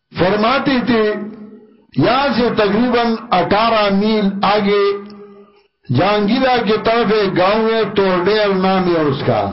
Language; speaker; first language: Urdu; non-native, local second language; Pashto